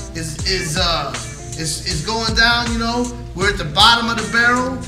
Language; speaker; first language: English; native; English